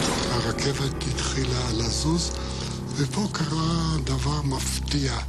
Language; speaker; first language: Hebrew; non-native, fluent; Yiddish